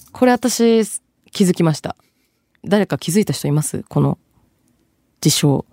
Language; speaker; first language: Japanese; early bilingual, other home language; Bangla